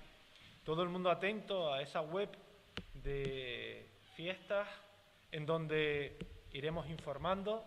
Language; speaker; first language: Spanish; native; Spanish